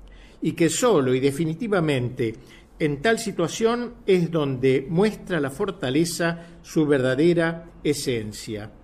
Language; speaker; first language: Spanish; native; Spanish